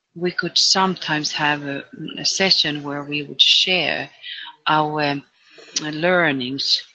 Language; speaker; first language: English; non-native, fluent; Finnish